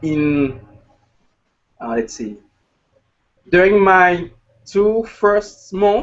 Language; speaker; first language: English; non-native, learner; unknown